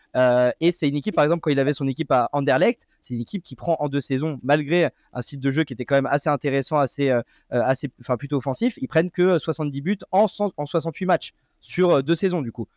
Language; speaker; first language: French; native; French